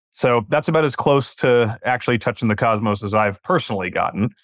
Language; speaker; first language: English; native; English